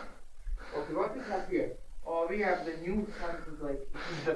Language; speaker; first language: English; non-native, fluent; Croatian